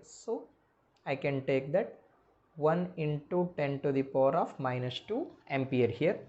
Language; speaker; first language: English; non-native, local second language; Kannada